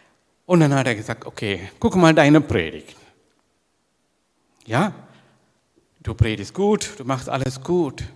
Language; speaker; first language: German; non-native, learner; Sinhala